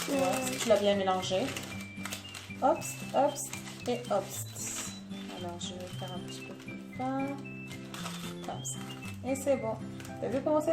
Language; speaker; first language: French; non-native, local second language; Arabic